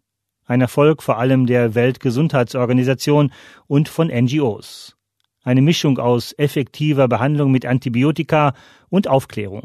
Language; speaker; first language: German; native; German